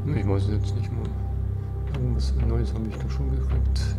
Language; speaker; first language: German; native; German